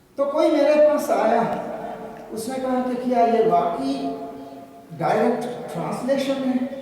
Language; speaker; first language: Urdu; non-native, fluent; Divehi